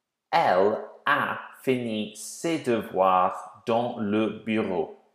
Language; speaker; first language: French; non-native, fluent; English